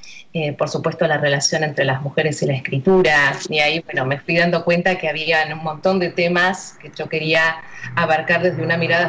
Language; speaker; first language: Spanish; native; Spanish